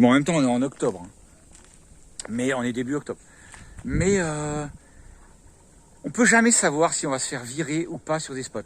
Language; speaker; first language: French; native; French